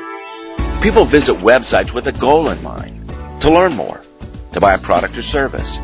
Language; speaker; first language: English; native; English